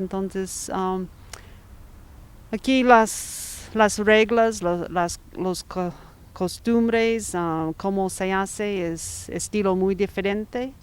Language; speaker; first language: Spanish; non-native, fluent; English